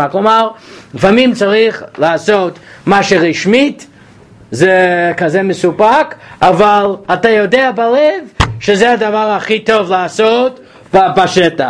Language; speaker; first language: Hebrew; non-native, fluent; English